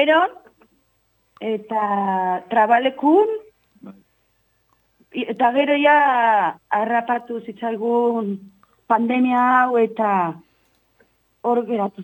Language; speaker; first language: Basque; non-native, local second language; Spanish